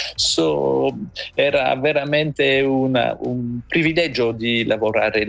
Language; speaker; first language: Italian; non-native, fluent; French